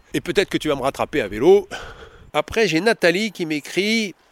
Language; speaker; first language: French; native; French